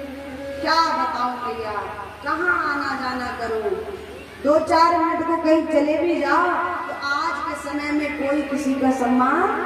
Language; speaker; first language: Hindi; native; Hindi